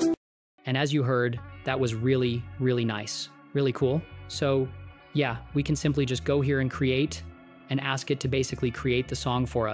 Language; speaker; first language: English; native; English